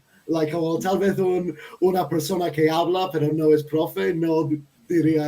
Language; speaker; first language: Spanish; non-native, fluent; English